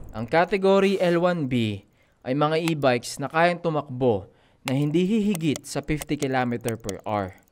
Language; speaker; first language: Filipino; native; Filipino